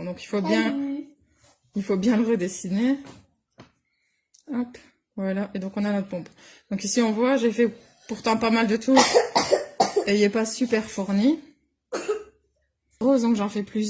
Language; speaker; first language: French; native; French